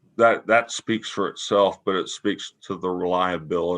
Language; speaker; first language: English; native; English